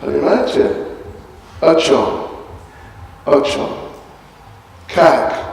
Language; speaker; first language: Russian; non-native, learner; English